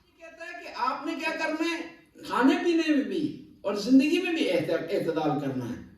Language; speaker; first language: Urdu; non-native, local second language; Punjabi